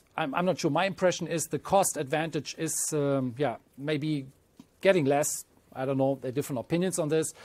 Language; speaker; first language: English; non-native, fluent; German